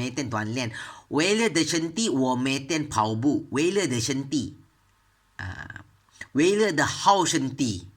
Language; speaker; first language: Chinese; non-native, learner; Malay